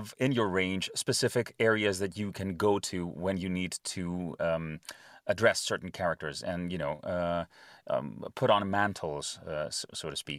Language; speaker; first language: English; non-native, fluent; Greek